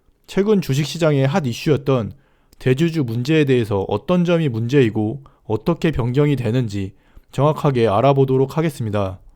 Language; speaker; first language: Korean; native; Korean